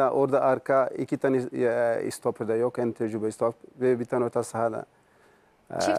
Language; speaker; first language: Turkish; non-native, learner; Portuguese